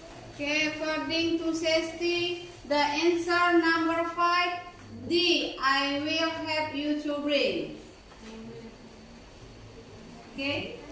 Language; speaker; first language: English; non-native, learner; Indonesian